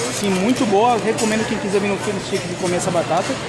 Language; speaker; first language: Portuguese; native; Portuguese